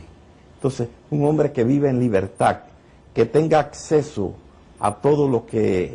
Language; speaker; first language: Spanish; native; Spanish